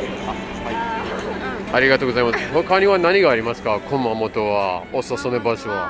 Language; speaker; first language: Japanese; non-native, learner; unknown